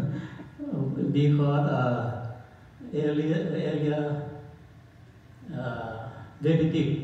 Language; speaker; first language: English; non-native, learner; Thai